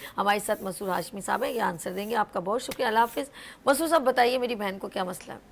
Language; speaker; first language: Urdu; native; Urdu